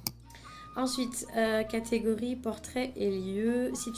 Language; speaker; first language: French; native; French